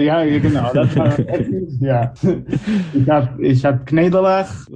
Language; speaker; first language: German; non-native, fluent; Hebrew